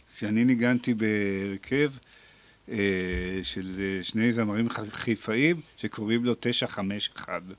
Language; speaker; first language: Hebrew; native; Hebrew